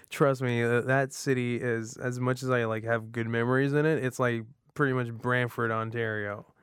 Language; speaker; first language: English; early bilingual, other home language; Arabic